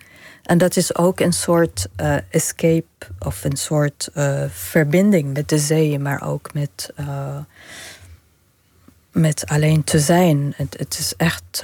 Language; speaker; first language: Dutch; non-native, fluent; Arabic